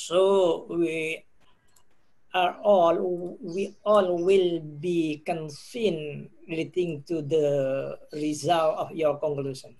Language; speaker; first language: English; non-native, fluent; Indonesian